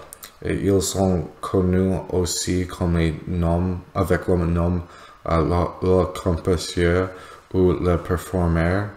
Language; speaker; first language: French; non-native, learner; English